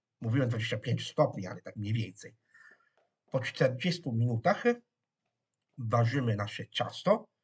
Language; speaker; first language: Polish; non-native, fluent; Italian